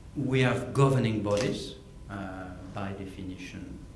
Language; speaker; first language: English; non-native, fluent; French